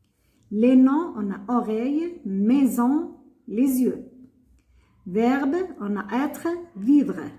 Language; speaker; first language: French; non-native, local second language; Arabic